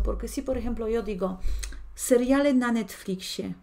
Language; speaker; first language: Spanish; non-native, fluent; Polish